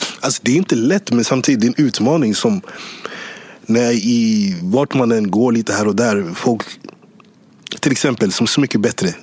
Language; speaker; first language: Swedish; early bilingual, other home language; English